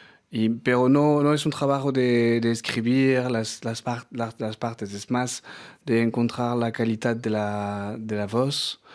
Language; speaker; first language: Spanish; non-native, learner; French